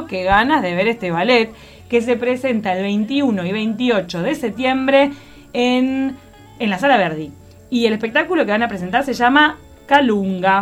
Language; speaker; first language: Spanish; native; Spanish